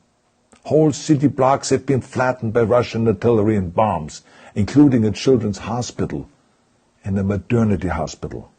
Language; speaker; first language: English; non-native, fluent; German